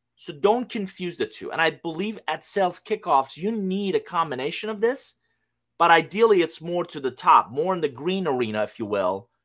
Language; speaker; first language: English; non-native, fluent; Persian